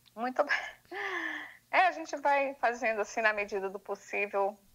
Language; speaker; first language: Portuguese; native; Portuguese